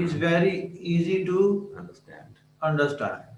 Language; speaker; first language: English; non-native, learner; Urdu